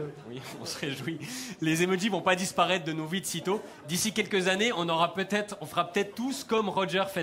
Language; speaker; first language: French; native; French